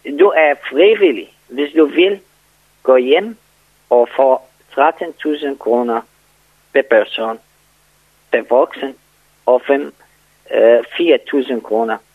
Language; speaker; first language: Danish; non-native, learner; Arabic